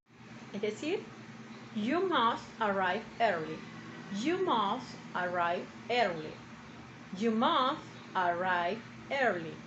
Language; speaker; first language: English; non-native, learner; Spanish